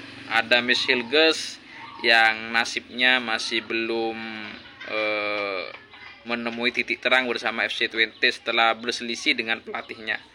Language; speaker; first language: Indonesian; native; Indonesian